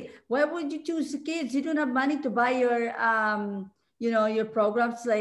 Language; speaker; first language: English; non-native, local second language; Filipino